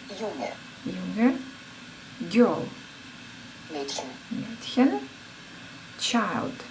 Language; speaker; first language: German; non-native, learner; Ukrainian